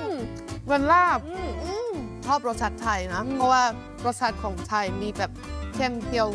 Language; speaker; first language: Thai; non-native, fluent; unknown